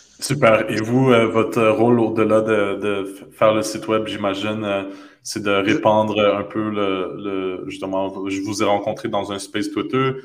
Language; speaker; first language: French; native; French